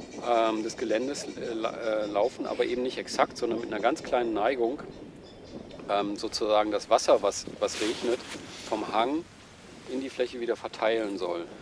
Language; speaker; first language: German; native; German